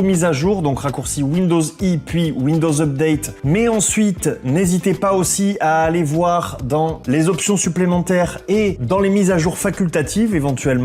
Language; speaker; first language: French; native; French